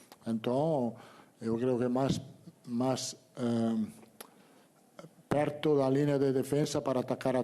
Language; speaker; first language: Portuguese; non-native, learner; Italian